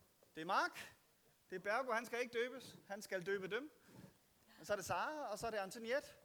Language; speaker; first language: Danish; native; Danish